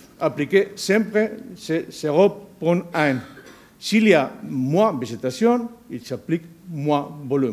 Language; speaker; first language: French; non-native, learner; Spanish